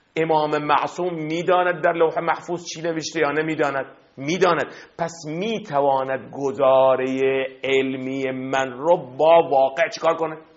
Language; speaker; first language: Persian; non-native, fluent; Arabic